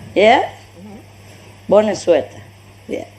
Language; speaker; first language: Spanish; non-native, learner; Vietnamese